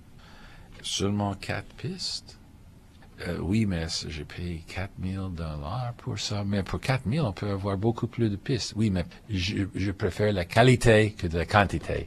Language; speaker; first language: French; non-native, local second language; English